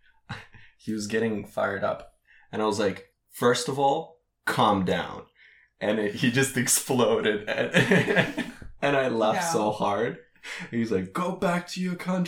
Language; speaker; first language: English; non-native, fluent; Russian